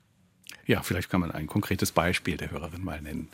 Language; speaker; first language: German; native; German